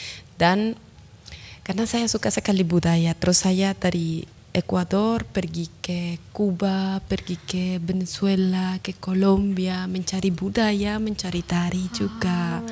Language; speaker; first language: Indonesian; non-native, learner; Spanish